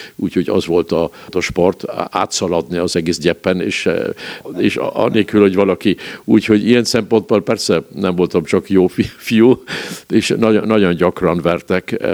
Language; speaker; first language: Hungarian; early bilingual, heritage; Hungarian